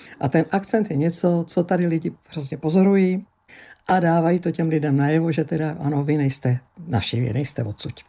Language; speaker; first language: Czech; early bilingual, other home language; Greek